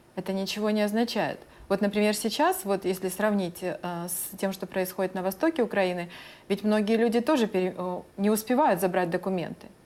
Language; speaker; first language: Russian; native; Russian